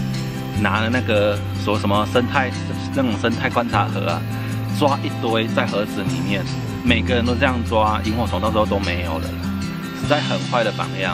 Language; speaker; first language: Chinese; native; Chinese